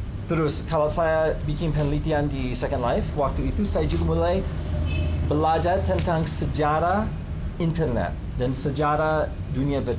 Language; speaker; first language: Indonesian; non-native, fluent; English